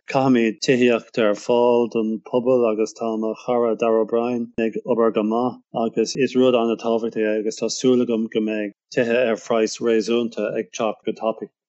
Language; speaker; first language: Irish; non-native, local second language; English